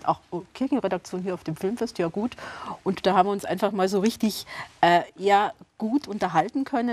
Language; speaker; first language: German; native; German